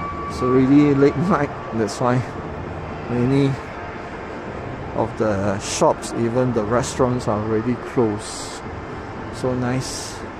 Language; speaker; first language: English; non-native, local second language; Chinese